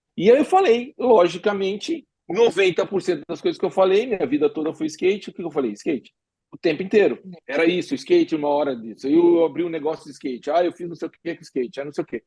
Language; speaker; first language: Portuguese; native; Portuguese